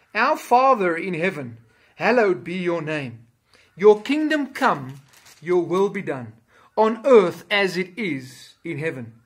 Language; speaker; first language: English; non-native, local second language; Afrikaans